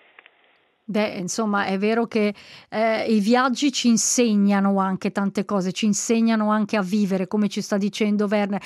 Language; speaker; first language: Italian; native; Italian